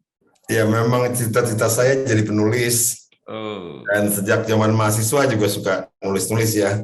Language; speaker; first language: Indonesian; native; Indonesian